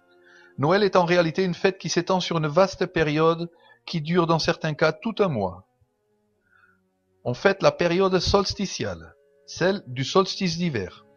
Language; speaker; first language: French; native; French